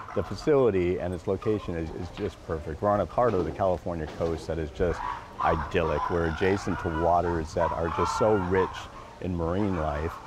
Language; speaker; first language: English; native; English